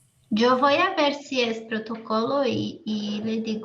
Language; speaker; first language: Spanish; non-native, fluent; Portuguese